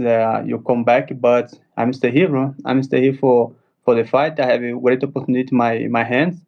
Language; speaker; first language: English; non-native, learner; Portuguese